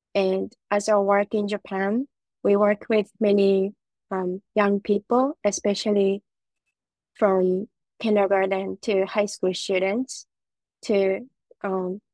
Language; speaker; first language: English; non-native, fluent; Japanese